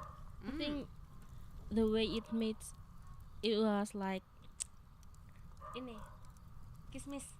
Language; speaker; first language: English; non-native, learner; Indonesian